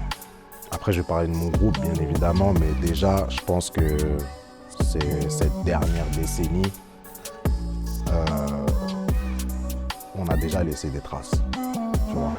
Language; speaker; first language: French; native; French